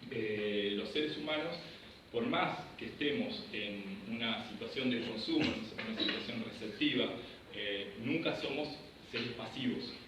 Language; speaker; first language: Spanish; native; Spanish